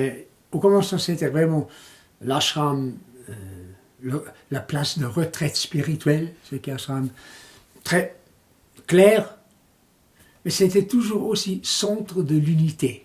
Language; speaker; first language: French; non-native, local second language; German